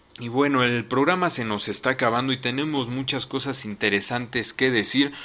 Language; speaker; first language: Spanish; native; Spanish